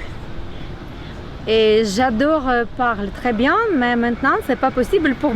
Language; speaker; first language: French; non-native, learner; Ukrainian